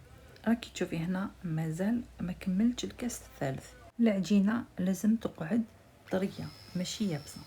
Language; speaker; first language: Arabic; native; Arabic